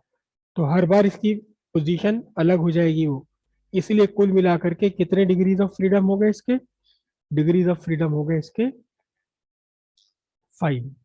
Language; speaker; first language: Hindi; native; Hindi